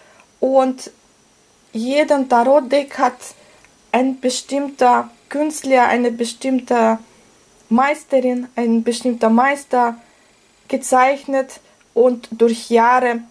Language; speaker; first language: German; non-native, fluent; Russian